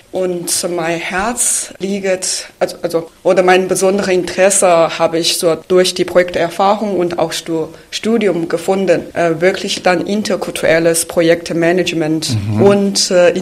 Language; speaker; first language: German; non-native, fluent; Chinese